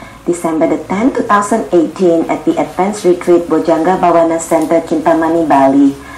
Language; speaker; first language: English; non-native, fluent; Indonesian